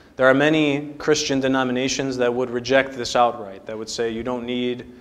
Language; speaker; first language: English; native; English